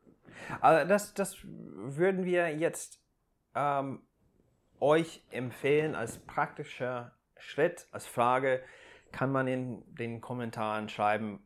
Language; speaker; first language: German; non-native, fluent; English